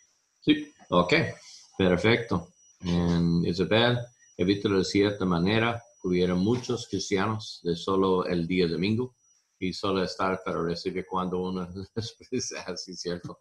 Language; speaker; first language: Spanish; non-native, learner; English